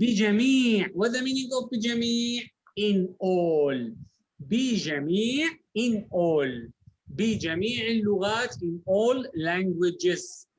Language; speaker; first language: English; non-native, learner; Arabic